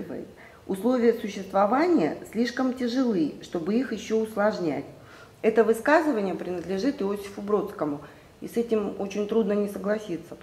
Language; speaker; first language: Russian; native; Russian